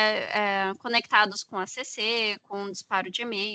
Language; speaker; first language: Portuguese; native; Portuguese